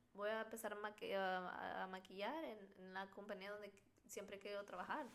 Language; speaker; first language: Spanish; early bilingual, other home language; English